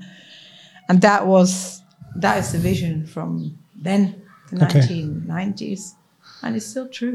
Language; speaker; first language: English; non-native, fluent; Swiss German